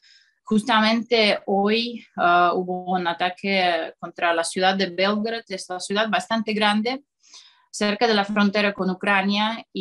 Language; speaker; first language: Spanish; non-native, fluent; Russian